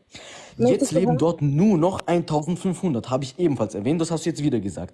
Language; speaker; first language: German; early bilingual, other home language; Arabic